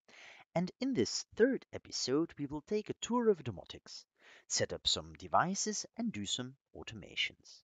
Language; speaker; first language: English; non-native, fluent; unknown